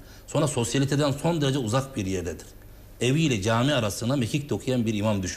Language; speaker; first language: Turkish; native; Turkish